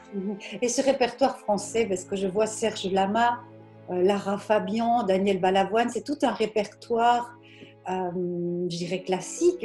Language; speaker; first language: French; native; French